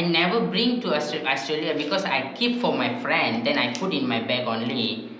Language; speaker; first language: English; non-native, learner; Chinese